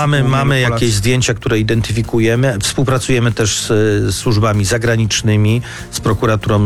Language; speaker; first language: Polish; native; Polish